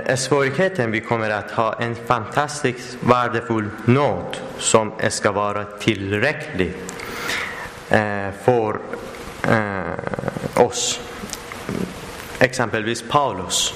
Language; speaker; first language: Swedish; non-native, learner; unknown